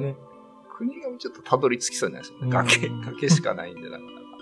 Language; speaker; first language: Japanese; native; Japanese